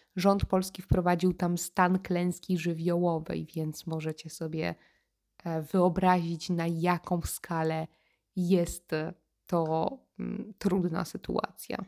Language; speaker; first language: Polish; native; Polish